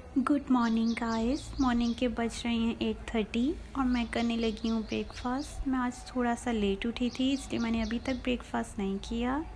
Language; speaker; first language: Hindi; native; Hindi